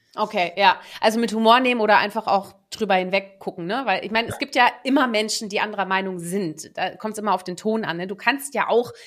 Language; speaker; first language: German; early bilingual, other home language; Dutch